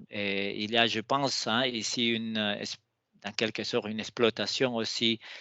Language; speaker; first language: French; non-native, fluent; Spanish